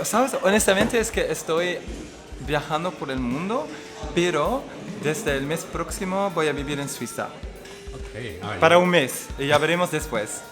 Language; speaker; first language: Spanish; non-native, fluent; Dutch